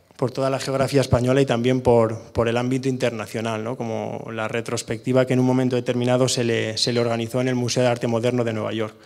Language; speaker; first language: Spanish; non-native, local second language; Catalan